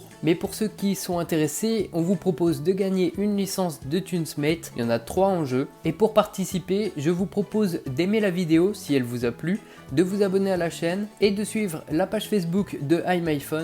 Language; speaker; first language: French; native; French